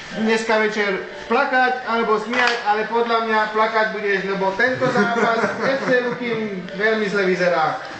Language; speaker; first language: Slovak; non-native, local second language; Hungarian